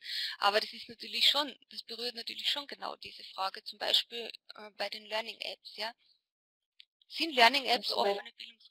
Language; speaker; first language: German; native; German